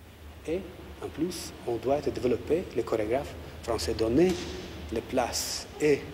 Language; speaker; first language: French; non-native, learner; Russian